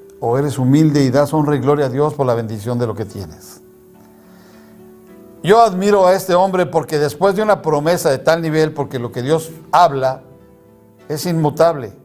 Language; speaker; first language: Spanish; native; Spanish